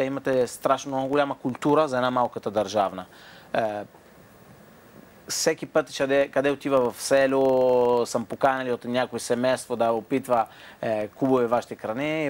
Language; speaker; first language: Bulgarian; non-native, fluent; Italian